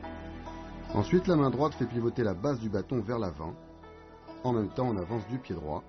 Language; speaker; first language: French; non-native, fluent; Chinese